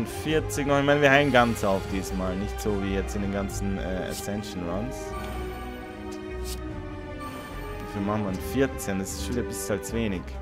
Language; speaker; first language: German; native; German